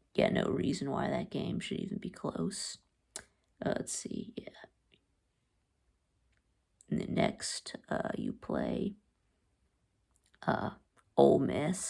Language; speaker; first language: English; native; English